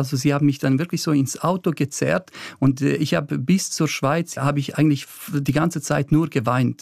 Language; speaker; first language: German; early bilingual, other home language; Bosnian